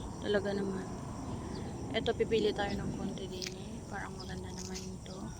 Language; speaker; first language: Filipino; non-native, local second language; Iloko